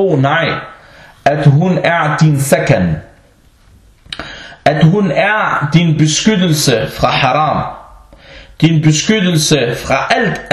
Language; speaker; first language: Danish; non-native, local second language; Arabic